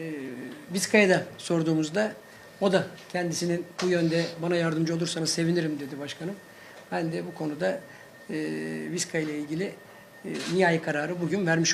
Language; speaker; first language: Turkish; native; Turkish